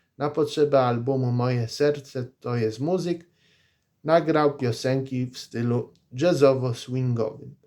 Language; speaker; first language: Polish; native; Polish